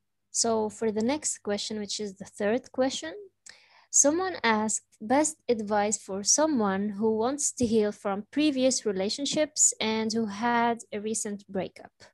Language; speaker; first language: English; non-native, fluent; Arabic